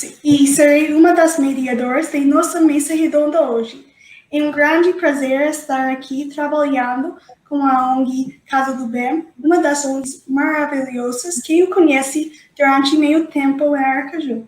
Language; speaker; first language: Portuguese; non-native, fluent; English